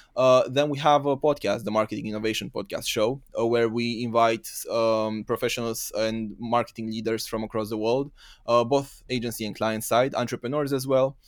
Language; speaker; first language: English; non-native, fluent; Romanian